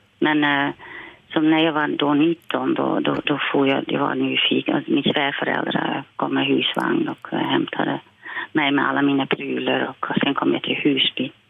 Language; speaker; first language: Swedish; non-native, fluent; Dutch